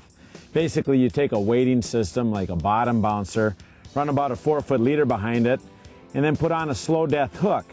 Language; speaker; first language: English; native; English